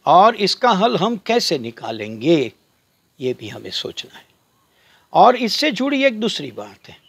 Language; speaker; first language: Hindi; non-native, local second language; Gujarati